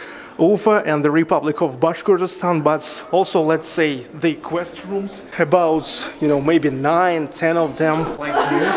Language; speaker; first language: English; non-native, fluent; Russian